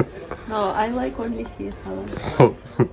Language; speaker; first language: English; non-native, learner; Russian